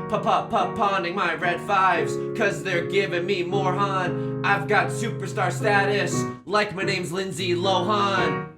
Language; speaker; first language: English; native; English